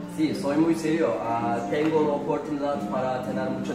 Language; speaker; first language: Spanish; non-native, learner; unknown